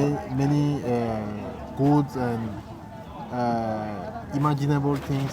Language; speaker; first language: English; non-native, fluent; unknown